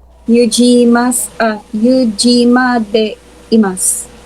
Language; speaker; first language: Japanese; non-native, learner; Filipino